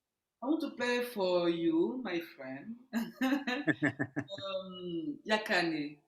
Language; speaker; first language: English; non-native, learner; French